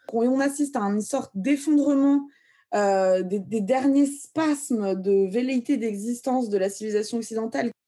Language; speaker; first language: French; early bilingual, other home language; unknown